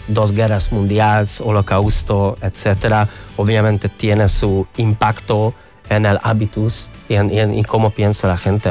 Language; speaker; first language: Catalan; non-native, fluent; Hungarian